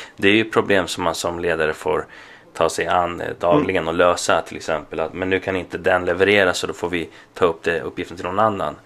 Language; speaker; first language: Swedish; early bilingual, other home language; Spanish